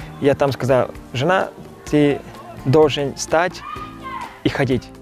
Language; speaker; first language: Russian; non-native, local second language; Romany